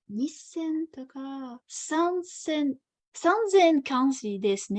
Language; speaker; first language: Japanese; non-native, learner; Russian